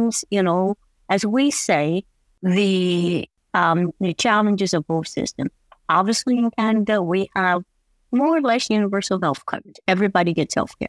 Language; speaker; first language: English; native; English